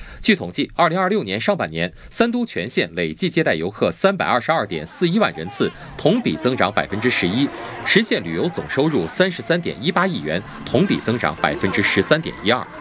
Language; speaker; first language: Chinese; native; Chinese